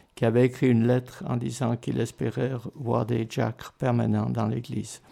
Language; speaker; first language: French; native; French